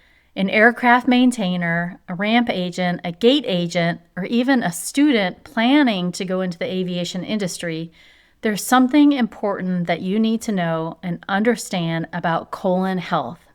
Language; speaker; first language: English; native; English